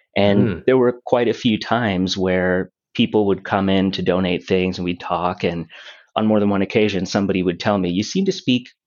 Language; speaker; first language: English; native; English